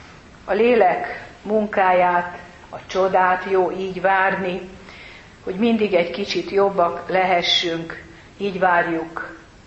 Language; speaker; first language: Hungarian; native; Hungarian